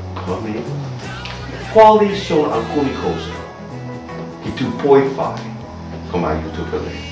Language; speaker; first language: Italian; non-native, fluent; English